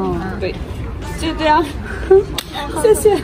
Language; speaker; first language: Chinese; non-native, fluent; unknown